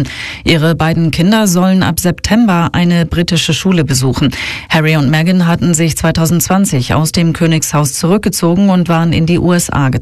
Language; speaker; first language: German; native; German